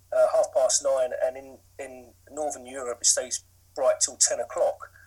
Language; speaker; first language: English; native; English